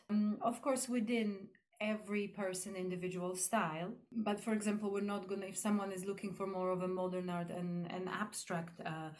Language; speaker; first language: English; non-native, fluent; Polish